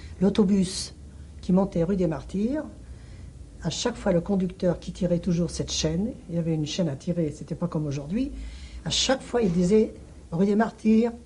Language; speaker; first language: French; early bilingual, other home language; Hungarian